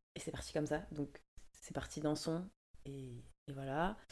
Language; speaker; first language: French; native; French